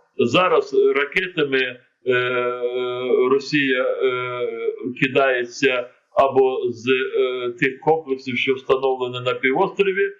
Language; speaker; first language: Ukrainian; non-native, local second language; Crimean Tatar